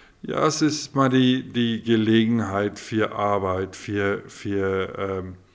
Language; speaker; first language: German; non-native, local second language; Afrikaans